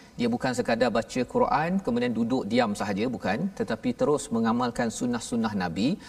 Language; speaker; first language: Malay; native; Malay